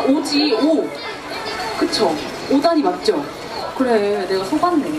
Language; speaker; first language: Korean; native; Korean